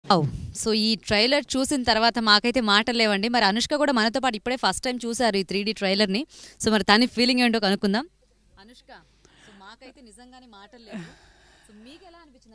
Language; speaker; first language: Telugu; native; Telugu